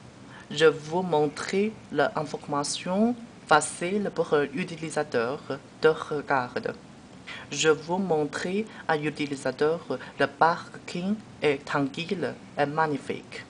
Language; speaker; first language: French; non-native, learner; Chinese